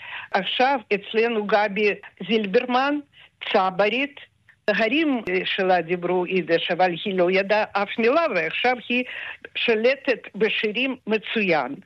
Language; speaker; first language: Hebrew; non-native, fluent; Russian